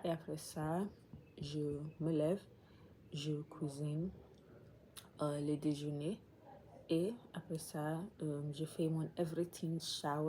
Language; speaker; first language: French; non-native, learner; English